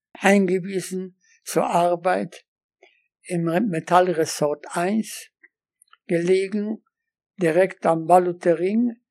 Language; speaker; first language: German; non-native, fluent; Polish